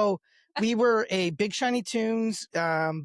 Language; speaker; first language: English; native; English